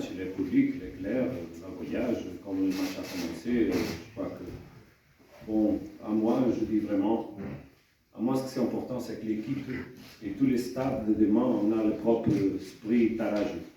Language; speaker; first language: French; non-native, fluent; Portuguese